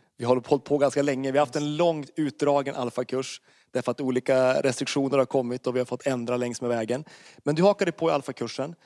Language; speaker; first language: Swedish; native; Swedish